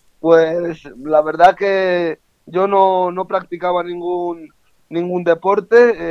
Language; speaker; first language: Spanish; native; Spanish